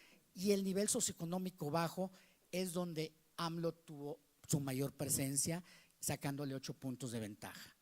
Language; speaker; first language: Spanish; native; Spanish